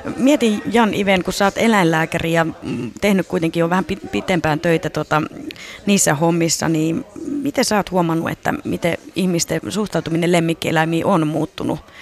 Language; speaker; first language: Finnish; native; Finnish